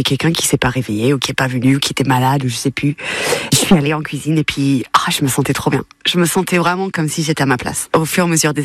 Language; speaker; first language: French; non-native, fluent; English